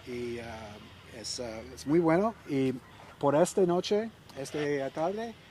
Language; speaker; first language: Spanish; non-native, learner; English